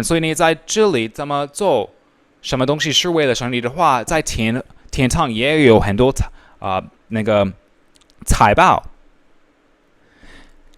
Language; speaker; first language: Chinese; non-native, fluent; English